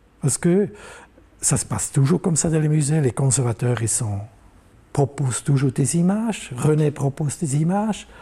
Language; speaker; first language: French; non-native, local second language; German